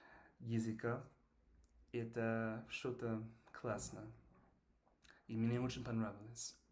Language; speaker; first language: Russian; non-native, learner; English